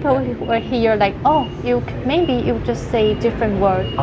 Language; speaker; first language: English; non-native, fluent; Chinese